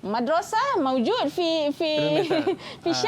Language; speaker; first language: Arabic; non-native, fluent; Malay